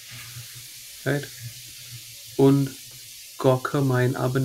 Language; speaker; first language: German; non-native, fluent; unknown